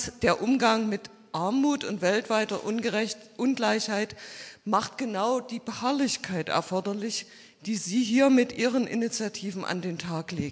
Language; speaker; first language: German; native; German